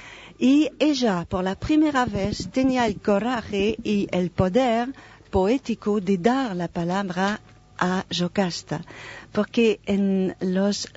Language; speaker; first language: Spanish; non-native, fluent; French